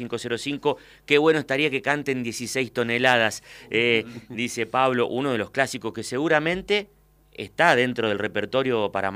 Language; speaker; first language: Spanish; native; Spanish